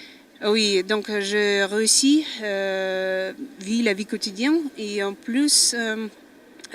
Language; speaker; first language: French; non-native, fluent; Russian